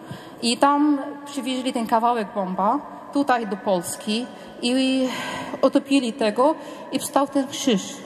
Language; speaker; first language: Polish; non-native, learner; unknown